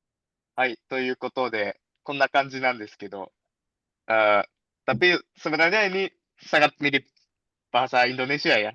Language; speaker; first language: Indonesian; non-native, fluent; Japanese